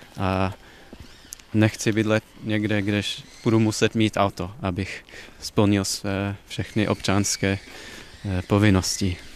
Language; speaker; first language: Czech; non-native, fluent; English